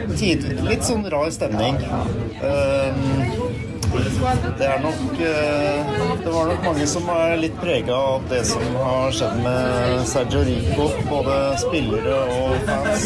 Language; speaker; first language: Norwegian; native; Norwegian